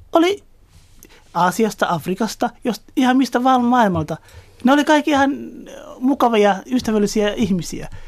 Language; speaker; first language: Finnish; early bilingual, other home language; Somali